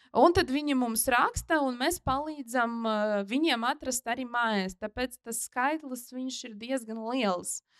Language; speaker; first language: Latvian; non-native, local second language; Russian